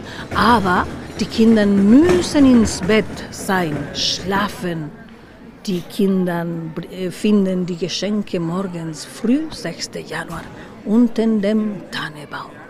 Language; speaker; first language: German; non-native, learner; Spanish